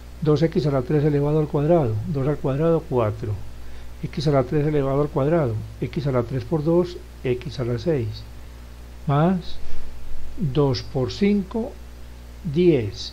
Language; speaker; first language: Spanish; native; Spanish